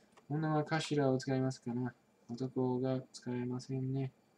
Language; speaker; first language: Japanese; non-native, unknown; English